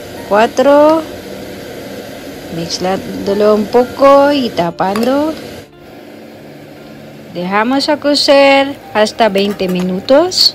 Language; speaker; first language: Spanish; non-native, learner; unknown